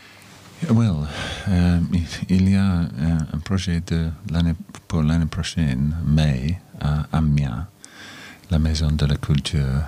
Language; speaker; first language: French; non-native, learner; English